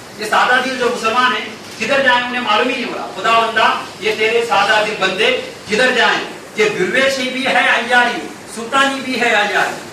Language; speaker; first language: Urdu; native; Urdu